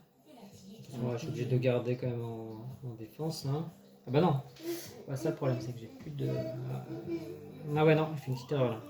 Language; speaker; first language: French; native; French